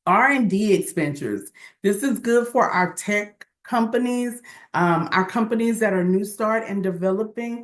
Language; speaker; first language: English; native; English